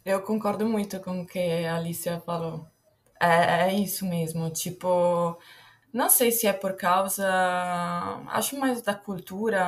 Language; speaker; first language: Portuguese; non-native, fluent; Italian